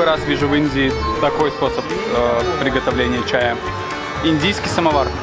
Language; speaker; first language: Russian; native; Russian